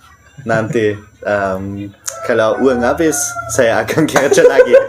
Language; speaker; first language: Indonesian; non-native, learner; German